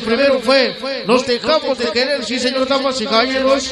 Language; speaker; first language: Spanish; native; Spanish